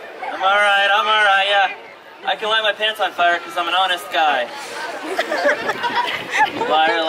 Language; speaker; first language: English; native; English